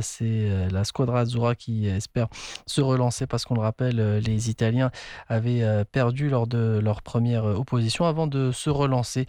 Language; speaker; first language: French; non-native, local second language; Arabic